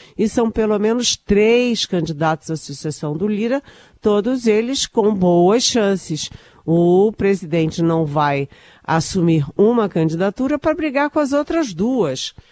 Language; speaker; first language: Portuguese; native; Portuguese